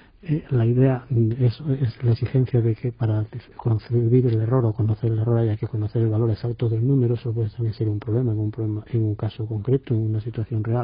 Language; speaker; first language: Spanish; native; Spanish